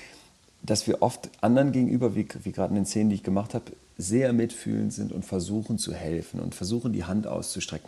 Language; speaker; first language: German; native; German